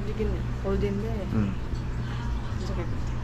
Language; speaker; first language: Korean; non-native, fluent; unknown